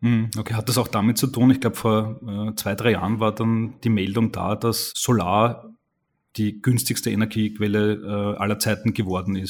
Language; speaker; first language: German; native; German